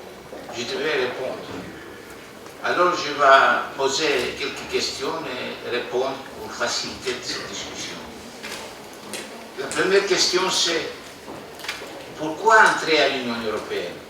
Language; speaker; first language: French; non-native, fluent; Greek